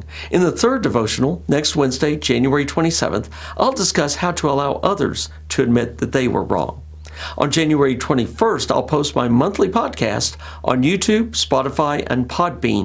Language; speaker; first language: English; native; English